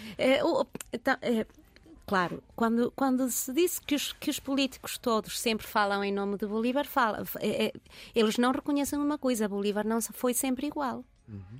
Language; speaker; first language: Portuguese; early bilingual, heritage; Portuguese